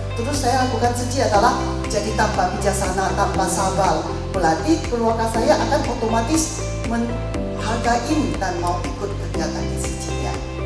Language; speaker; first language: Indonesian; non-native, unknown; Chinese